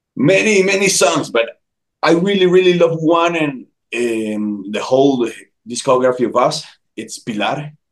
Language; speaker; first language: English; non-native, fluent; Spanish